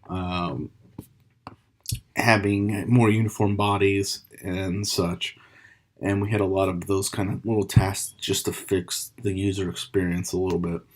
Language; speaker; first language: English; native; English